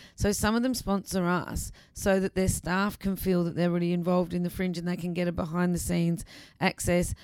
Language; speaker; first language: English; native; English